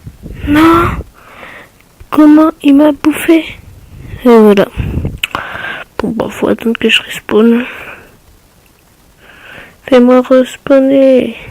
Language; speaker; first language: French; native; French